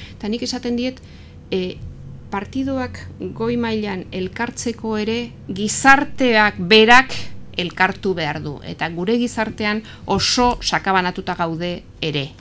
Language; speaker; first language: Basque; non-native, local second language; Spanish